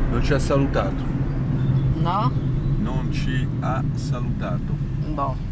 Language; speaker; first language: Italian; native; Italian